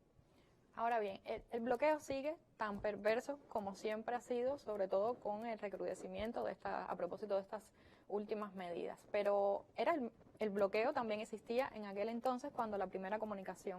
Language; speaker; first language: Spanish; native; Spanish